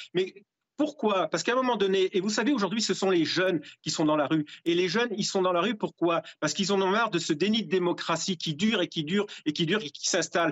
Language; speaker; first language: French; native; French